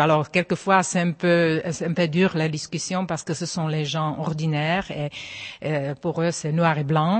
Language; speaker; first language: French; non-native, fluent; Czech